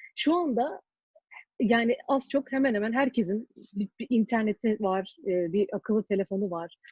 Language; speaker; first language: Turkish; early bilingual, heritage; Turkish